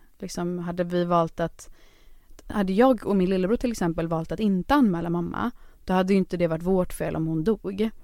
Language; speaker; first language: Swedish; native; Swedish